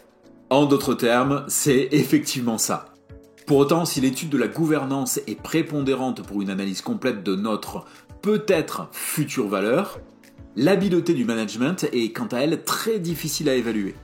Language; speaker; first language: French; native; French